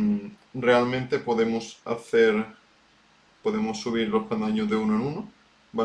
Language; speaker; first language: Spanish; native; Spanish